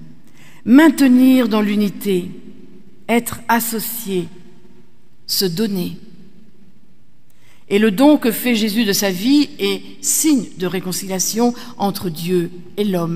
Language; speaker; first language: French; native; French